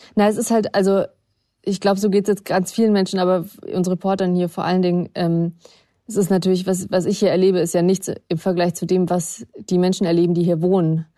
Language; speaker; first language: German; early bilingual, other home language; Russian